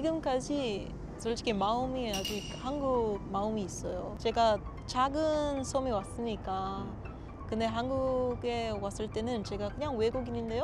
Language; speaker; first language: Korean; non-native, learner; Papiamento